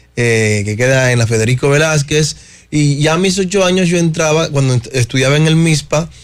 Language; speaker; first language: Spanish; native; Spanish